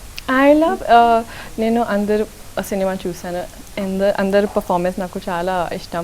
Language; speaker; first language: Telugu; non-native, local second language; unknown